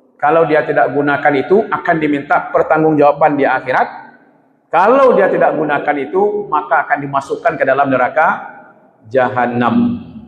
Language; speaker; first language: Malay; non-native, local second language; Minangkabau